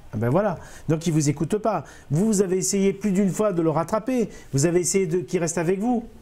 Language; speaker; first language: French; native; French